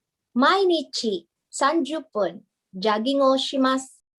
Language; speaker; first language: Japanese; non-native, learner; English